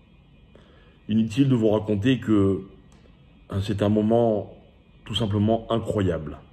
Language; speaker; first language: French; native; French